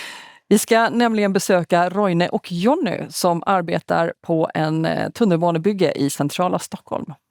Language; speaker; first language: Swedish; native; Swedish